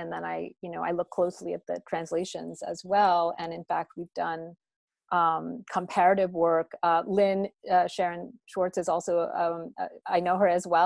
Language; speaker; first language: English; native; English